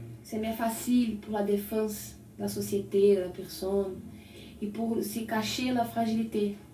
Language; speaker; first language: French; non-native, learner; Portuguese